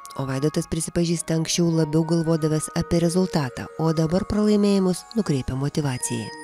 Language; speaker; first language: Lithuanian; native; Lithuanian